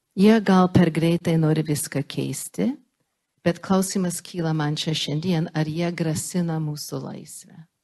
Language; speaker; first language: Lithuanian; early bilingual, heritage; Lithuanian